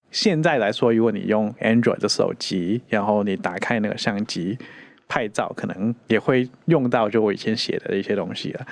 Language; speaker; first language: Chinese; non-native, local second language; Cantonese